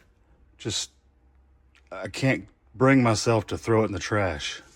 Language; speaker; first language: English; native; English